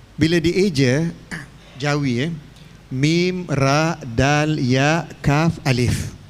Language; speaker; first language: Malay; native; Malay